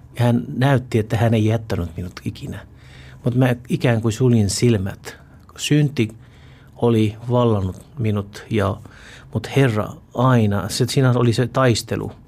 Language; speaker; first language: Finnish; non-native, fluent; Urdu